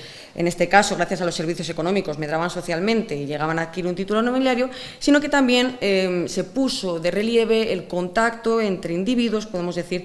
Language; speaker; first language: Spanish; native; Spanish